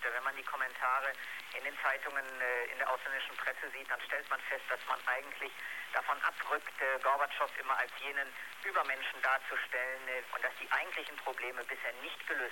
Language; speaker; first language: German; native; German